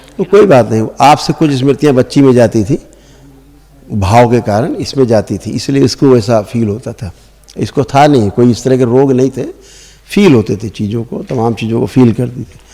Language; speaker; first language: Hindi; native; Hindi